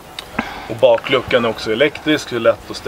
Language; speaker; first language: Swedish; native; Swedish